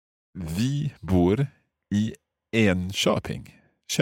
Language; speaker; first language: Swedish; non-native, learner; English